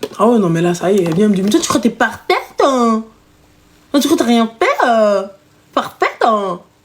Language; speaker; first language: French; early bilingual, other home language; Arabic